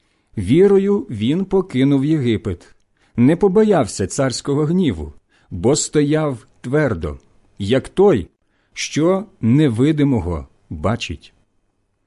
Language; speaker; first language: Ukrainian; native; Ukrainian